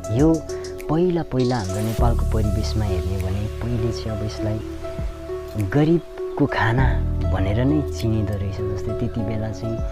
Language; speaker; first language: Nepali; non-native, local second language; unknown